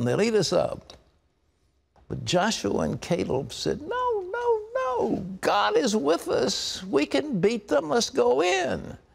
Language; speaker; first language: English; native; English